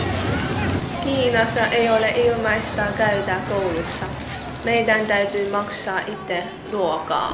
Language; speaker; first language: Finnish; early bilingual, other home language; Chinese